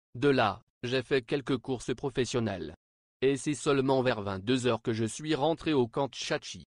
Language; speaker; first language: French; non-native, local second language; Lingala